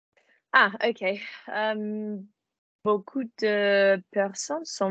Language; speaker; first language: French; non-native, learner; English